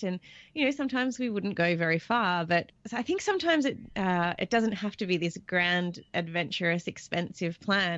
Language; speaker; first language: English; native; English